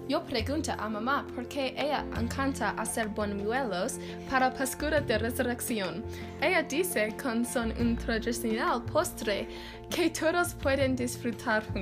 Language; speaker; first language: Spanish; non-native, learner; English